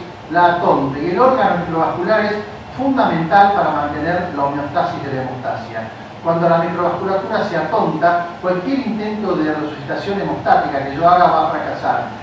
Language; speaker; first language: Spanish; native; Spanish